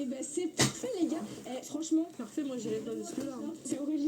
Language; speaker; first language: French; native; French